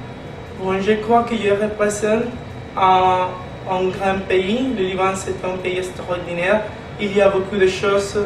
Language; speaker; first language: French; non-native, learner; Spanish